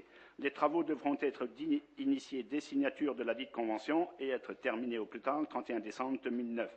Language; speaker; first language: French; native; French